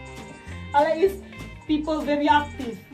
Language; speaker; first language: English; non-native, learner; Indonesian